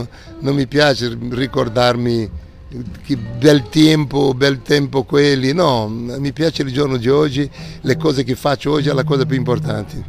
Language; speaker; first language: Italian; non-native, fluent; Portuguese